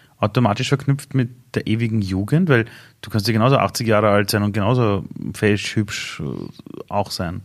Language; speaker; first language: German; early bilingual, other home language; Persian